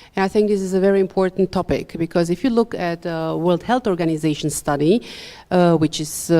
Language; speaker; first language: English; non-native, fluent; Romanian